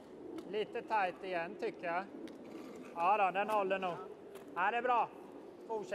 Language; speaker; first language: Swedish; native; Swedish